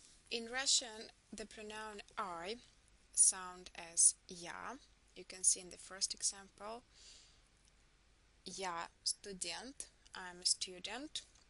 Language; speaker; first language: English; non-native, fluent; Russian